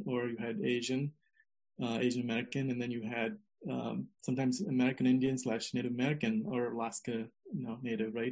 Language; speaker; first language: English; non-native, local second language; Telugu